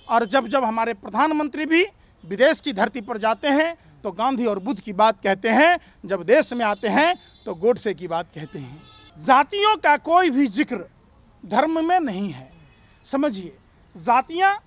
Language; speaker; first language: Hindi; native; Hindi